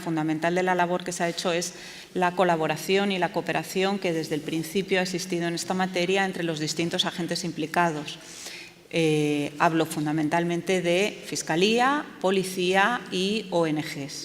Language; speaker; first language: Spanish; native; Spanish